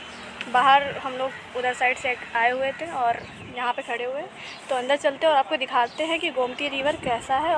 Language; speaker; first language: Hindi; native; Hindi